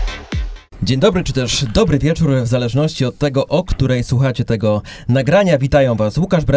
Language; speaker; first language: Polish; native; Polish